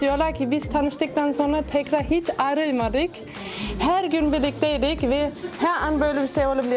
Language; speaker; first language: Turkish; non-native, fluent; German